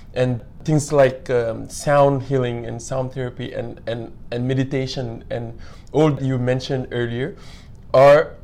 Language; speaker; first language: English; non-native, fluent; Wolof